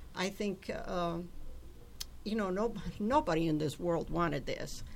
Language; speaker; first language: English; early bilingual, other home language; Italian